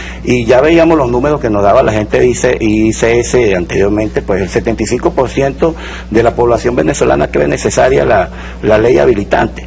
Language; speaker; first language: Spanish; native; Spanish